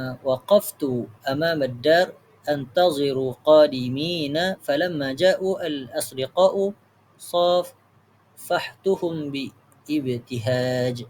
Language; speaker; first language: Arabic; non-native, learner; Malay